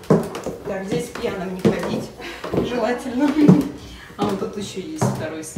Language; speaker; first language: Russian; native; Russian